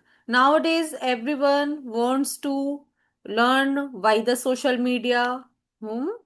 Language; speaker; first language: English; non-native, learner; Hindi